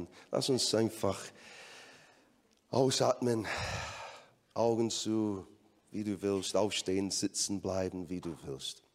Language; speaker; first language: German; non-native, fluent; English